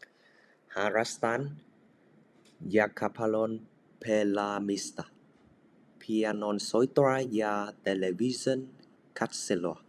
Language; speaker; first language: Finnish; non-native, learner; Vietnamese